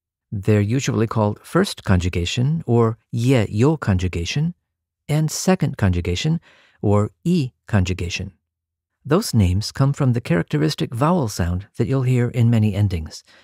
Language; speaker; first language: English; native; English